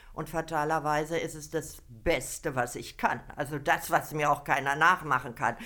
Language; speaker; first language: German; native; German